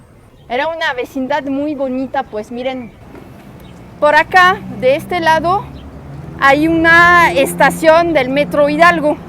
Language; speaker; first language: Spanish; native; Spanish